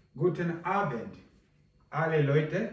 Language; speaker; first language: German; non-native, learner; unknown